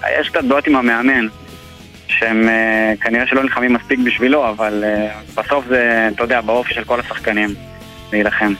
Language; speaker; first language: Hebrew; early bilingual, other home language; Spanish